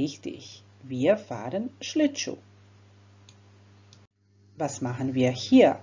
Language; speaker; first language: German; non-native, fluent; Croatian